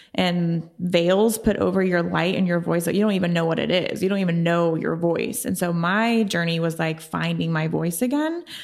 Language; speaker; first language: English; native; English